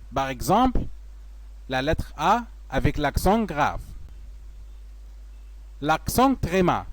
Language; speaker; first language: French; non-native, fluent; Arabic